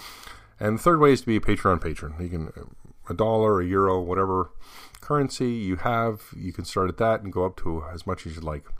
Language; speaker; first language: English; native; English